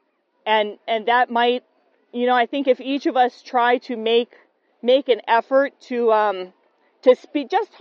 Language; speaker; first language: English; native; English